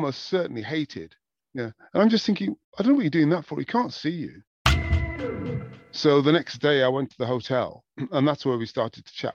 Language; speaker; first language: English; native; English